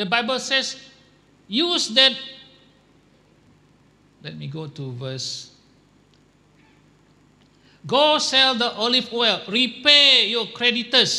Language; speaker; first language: English; non-native, local second language; Malay